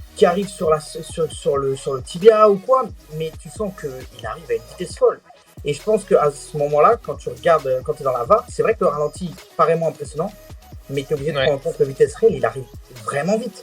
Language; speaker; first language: French; native; French